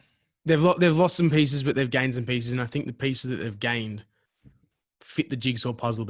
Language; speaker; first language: English; native; English